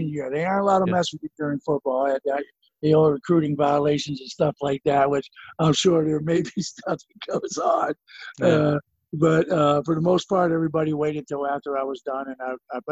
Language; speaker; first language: English; native; English